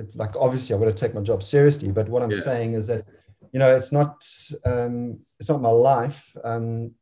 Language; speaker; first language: English; native; English